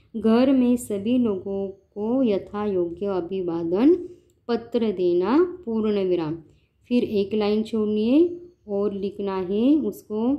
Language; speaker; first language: Hindi; non-native, local second language; Marathi